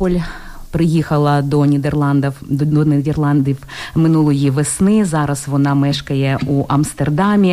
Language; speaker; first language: Ukrainian; native; Ukrainian